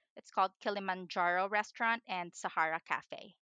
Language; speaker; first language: English; non-native, local second language; Filipino